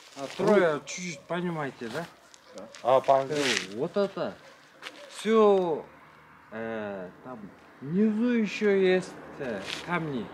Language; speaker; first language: Russian; non-native, local second language; Kyrgyz